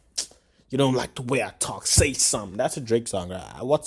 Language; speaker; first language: English; native; English